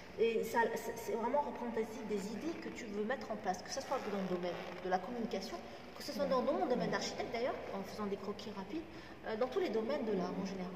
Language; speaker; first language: French; non-native, local second language; Arabic